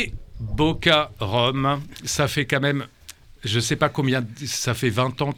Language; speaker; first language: French; native; French